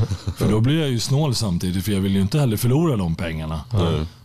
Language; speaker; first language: Swedish; native; Swedish